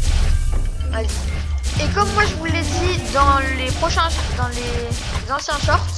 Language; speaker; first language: French; native; French